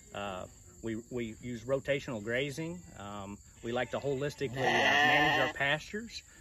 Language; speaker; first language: English; native; English